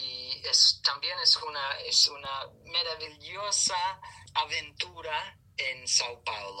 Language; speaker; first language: Spanish; non-native, learner; English